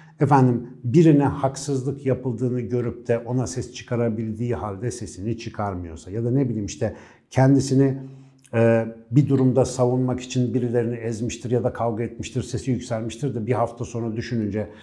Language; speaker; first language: Turkish; native; Turkish